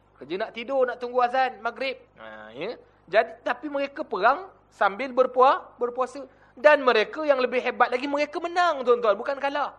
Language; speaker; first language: Malay; native; Malay